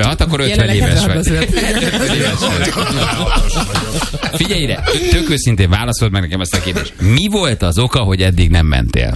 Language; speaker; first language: Hungarian; native; Hungarian